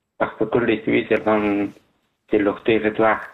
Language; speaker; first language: French; non-native, learner; Persian